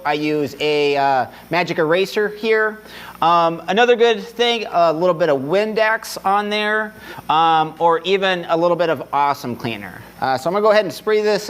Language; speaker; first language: English; native; English